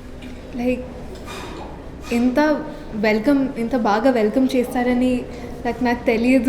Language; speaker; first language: Telugu; non-native, local second language; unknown